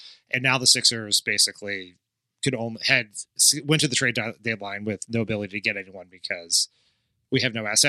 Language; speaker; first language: English; native; English